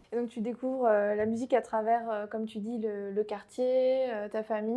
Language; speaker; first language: French; native; French